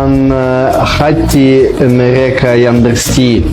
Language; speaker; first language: Indonesian; non-native, learner; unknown